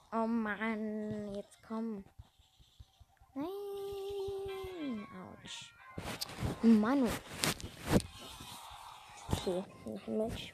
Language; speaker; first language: German; native; German